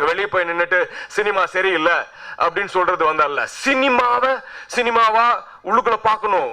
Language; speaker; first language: Tamil; native; Tamil